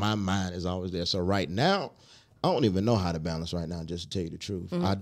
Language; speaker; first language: English; native; English